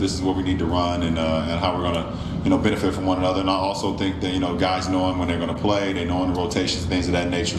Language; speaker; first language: English; native; English